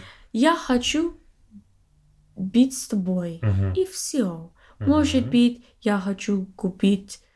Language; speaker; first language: Russian; non-native, learner; English